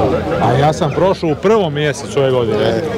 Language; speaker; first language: Croatian; native; Croatian